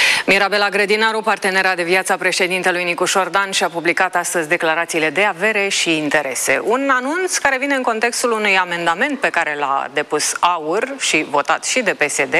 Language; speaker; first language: Romanian; native; Romanian